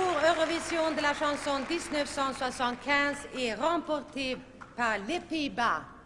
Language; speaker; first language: French; non-native, fluent; Swedish